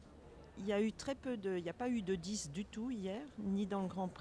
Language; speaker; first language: French; native; French